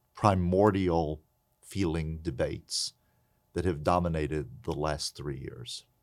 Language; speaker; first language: English; native; English